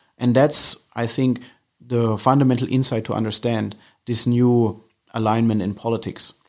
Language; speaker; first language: English; non-native, fluent; German